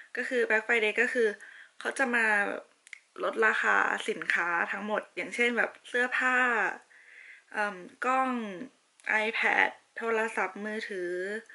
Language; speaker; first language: Thai; native; Thai